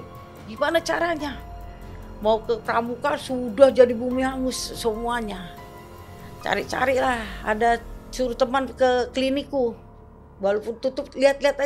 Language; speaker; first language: Indonesian; native; Indonesian